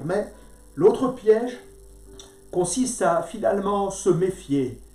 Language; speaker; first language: French; native; French